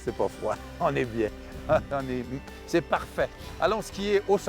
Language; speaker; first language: French; native; French